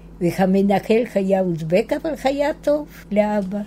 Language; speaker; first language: Hebrew; non-native, fluent; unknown